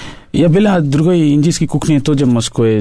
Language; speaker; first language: Russian; non-native, learner; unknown